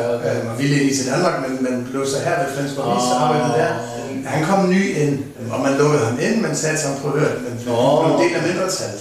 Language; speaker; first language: Danish; native; Danish